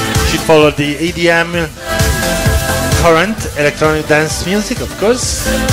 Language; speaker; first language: English; non-native, fluent; Italian